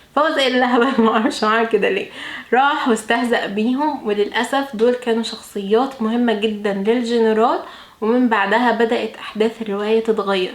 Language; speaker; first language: Arabic; native; Arabic